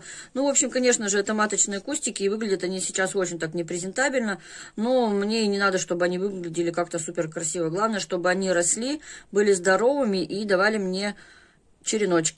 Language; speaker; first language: Russian; native; Russian